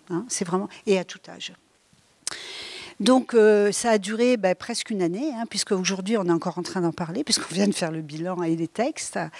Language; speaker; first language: French; native; French